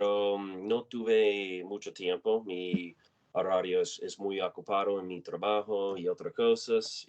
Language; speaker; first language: Spanish; non-native, learner; English